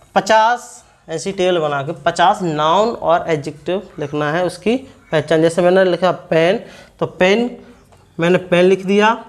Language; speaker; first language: Hindi; native; Hindi